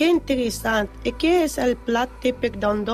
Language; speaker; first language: Catalan; non-native, learner; Arabic